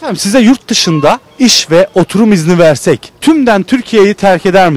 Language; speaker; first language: Turkish; native; Turkish